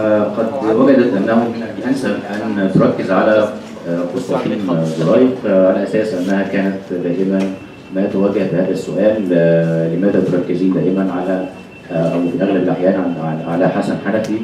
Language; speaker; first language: Arabic; native; Arabic